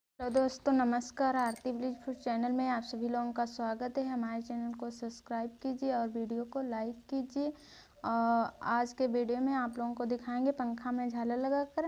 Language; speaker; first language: Hindi; native; Hindi